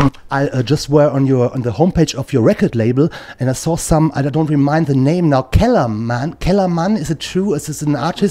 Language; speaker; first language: English; non-native, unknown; German